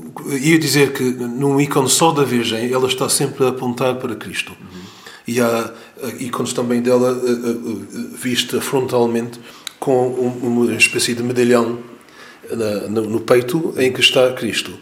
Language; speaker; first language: Portuguese; non-native, fluent; English